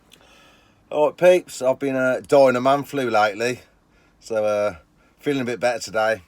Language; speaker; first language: English; native; English